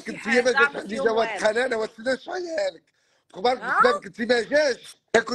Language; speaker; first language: Arabic; native; Arabic